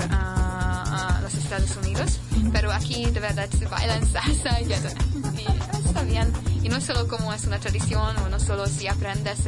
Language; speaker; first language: Spanish; non-native, fluent; Hungarian